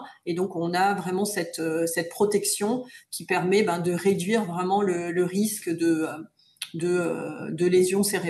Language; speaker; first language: French; native; French